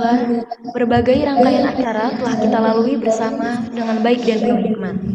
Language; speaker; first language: Indonesian; native; Indonesian